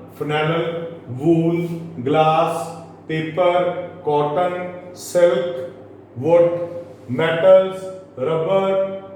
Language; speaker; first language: English; non-native, local second language; Punjabi